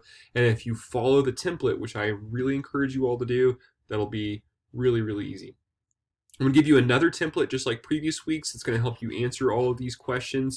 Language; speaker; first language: English; native; English